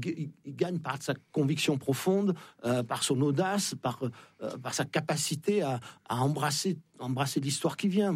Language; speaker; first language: French; native; French